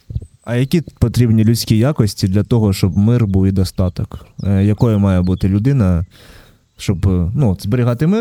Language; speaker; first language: Ukrainian; native; Ukrainian